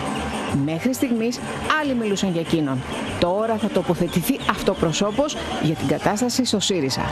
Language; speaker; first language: Greek; native; Greek